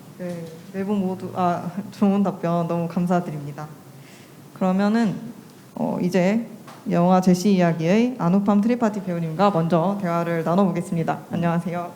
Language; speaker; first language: Korean; native; Korean